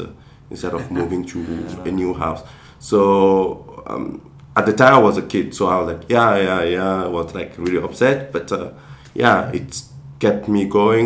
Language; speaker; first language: English; non-native, fluent; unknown